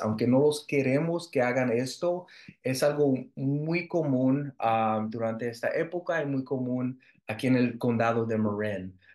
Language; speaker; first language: Spanish; early bilingual, heritage; Spanish